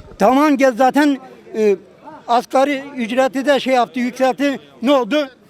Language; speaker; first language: Turkish; native; Turkish